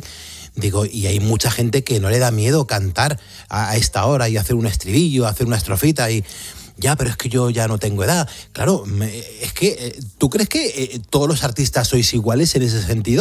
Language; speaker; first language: Spanish; native; Spanish